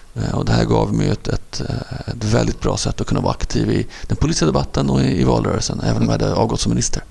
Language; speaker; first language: Swedish; native; Swedish